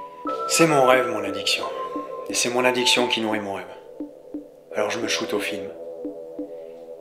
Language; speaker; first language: French; native; French